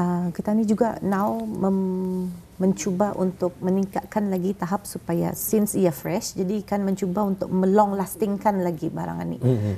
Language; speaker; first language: Malay; native; Malay